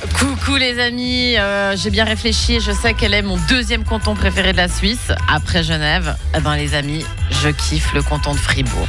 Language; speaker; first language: French; early bilingual, other home language; Spanish